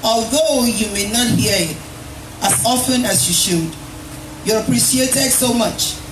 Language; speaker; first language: English; non-native, local second language; Yoruba